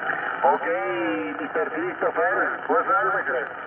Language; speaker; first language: English; non-native, learner; Spanish